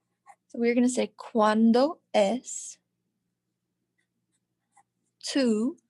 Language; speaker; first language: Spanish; non-native, learner; English